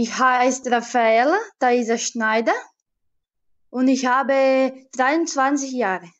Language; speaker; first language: German; early bilingual, heritage; German